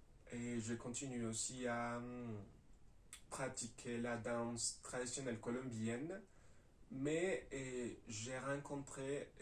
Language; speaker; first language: French; non-native, learner; Spanish